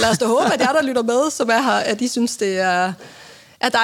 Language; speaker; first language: Danish; native; Danish